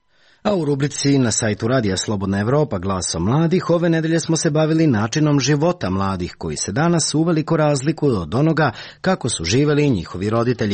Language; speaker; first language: Serbian; native; Serbian